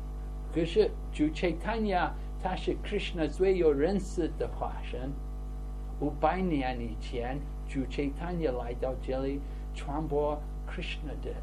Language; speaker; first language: Chinese; non-native, fluent; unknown